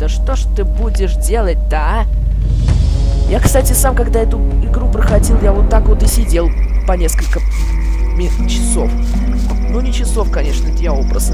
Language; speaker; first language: Russian; native; Russian